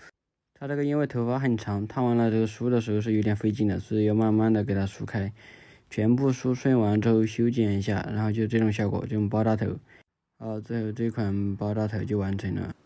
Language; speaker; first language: Chinese; native; Chinese